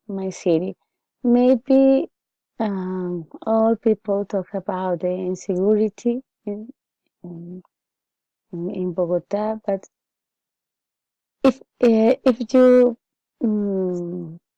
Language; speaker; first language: English; non-native, learner; Spanish